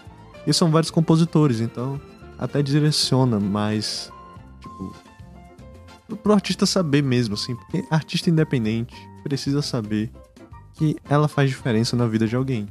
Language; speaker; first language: Portuguese; native; Portuguese